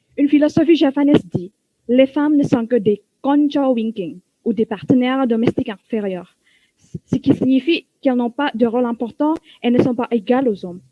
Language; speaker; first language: French; non-native, fluent; Indonesian